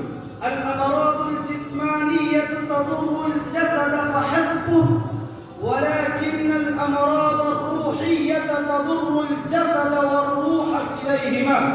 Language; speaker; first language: Arabic; non-native, learner; Urdu